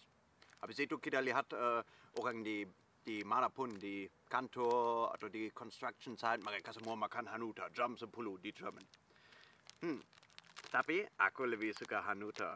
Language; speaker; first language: Indonesian; non-native, fluent; German